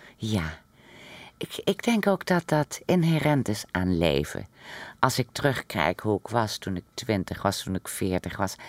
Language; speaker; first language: Dutch; native; Dutch